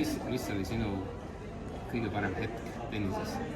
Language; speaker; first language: Estonian; native; Estonian